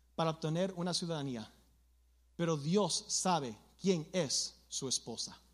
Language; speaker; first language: Spanish; early bilingual, other home language; English